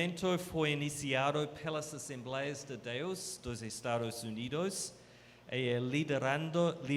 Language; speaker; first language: Portuguese; non-native, fluent; English